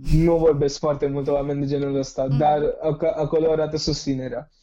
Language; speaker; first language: Romanian; non-native, fluent; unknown